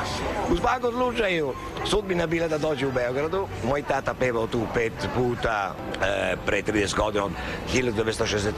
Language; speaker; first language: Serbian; non-native, learner; Italian